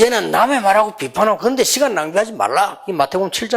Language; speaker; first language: Korean; native; Korean